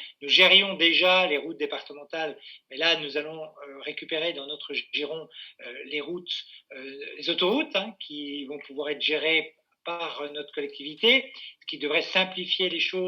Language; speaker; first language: French; native; French